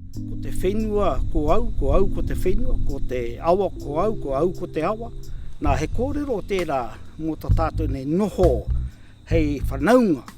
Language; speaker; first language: Māori; native; Māori